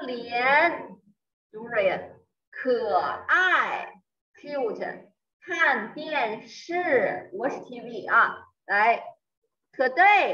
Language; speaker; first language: Chinese; non-native, fluent; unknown